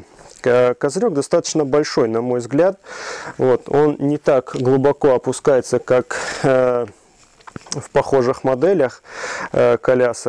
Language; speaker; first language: Russian; native; Russian